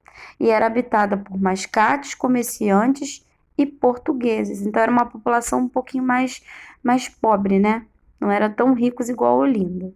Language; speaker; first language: Portuguese; native; Portuguese